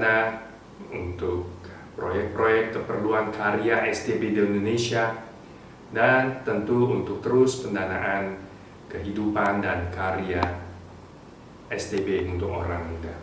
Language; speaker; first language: Indonesian; native; Indonesian